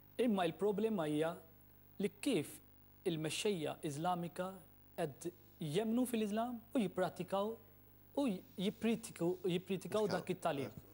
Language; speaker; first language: Maltese; non-native, fluent; Urdu